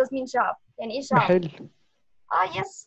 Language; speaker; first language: English; non-native, fluent; Arabic